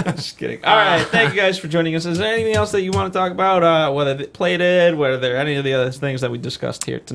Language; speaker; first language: English; native; English